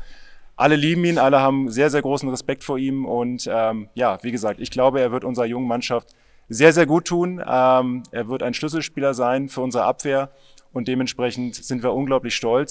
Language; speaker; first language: German; native; German